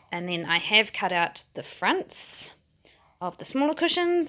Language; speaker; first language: English; native; English